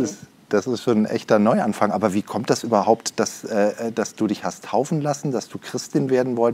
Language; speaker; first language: German; native; German